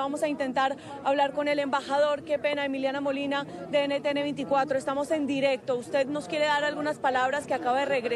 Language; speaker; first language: Spanish; native; Spanish